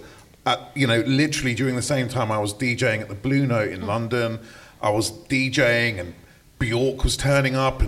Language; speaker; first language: English; native; English